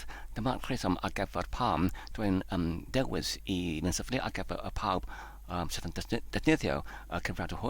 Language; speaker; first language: Welsh; non-native, fluent; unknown